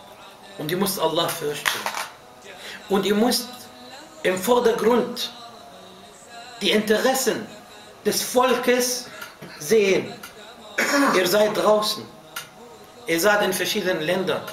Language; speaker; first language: German; non-native, fluent; Arabic